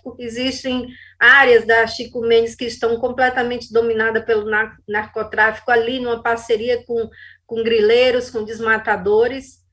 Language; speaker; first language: Portuguese; native; Portuguese